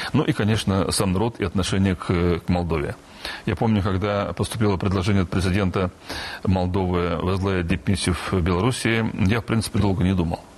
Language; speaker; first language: Russian; non-native, local second language; Romanian